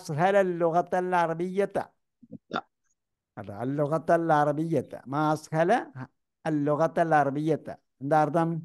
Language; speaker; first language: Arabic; non-native, fluent; Malayalam